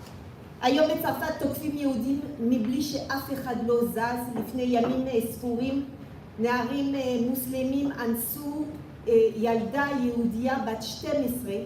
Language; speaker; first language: Hebrew; non-native, fluent; French